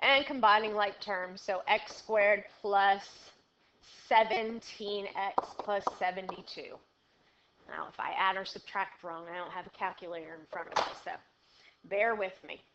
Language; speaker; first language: English; native; English